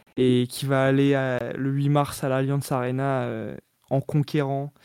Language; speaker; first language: French; native; French